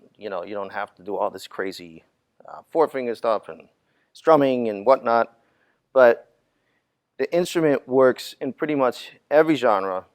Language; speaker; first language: English; native; English